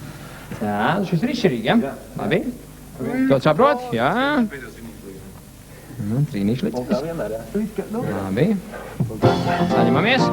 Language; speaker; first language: Latvian; native; Latvian